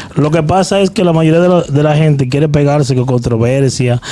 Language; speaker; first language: Spanish; native; Spanish